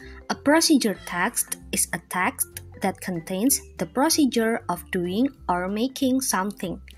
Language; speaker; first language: English; non-native, fluent; Indonesian